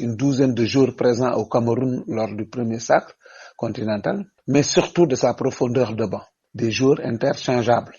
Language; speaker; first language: French; non-native, local second language; Wolof